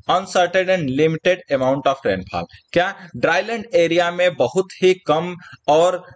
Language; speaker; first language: Hindi; native; Hindi